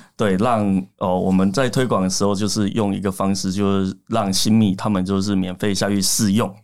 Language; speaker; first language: Chinese; native; Chinese